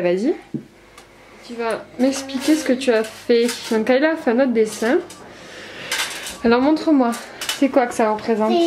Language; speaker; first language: French; native; French